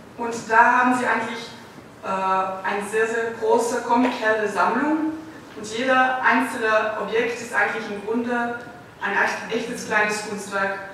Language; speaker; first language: German; non-native, fluent; Dutch